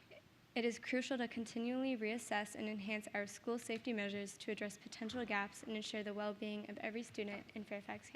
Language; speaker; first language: English; native; English